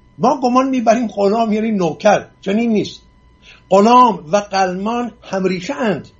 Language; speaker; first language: Persian; non-native, local second language; Assyrian Neo-Aramaic